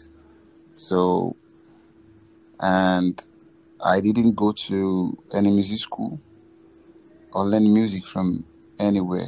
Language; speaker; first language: English; non-native, local second language; Yoruba